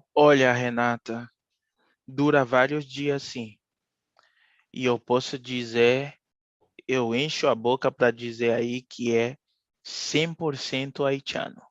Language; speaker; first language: Portuguese; non-native, fluent; Haitian Creole